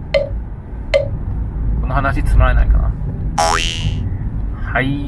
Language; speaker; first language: Japanese; non-native, fluent; Chinese